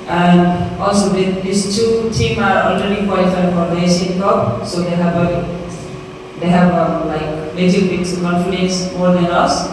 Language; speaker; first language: English; non-native, fluent; Nepali